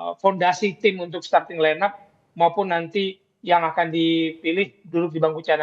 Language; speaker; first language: Indonesian; native; Indonesian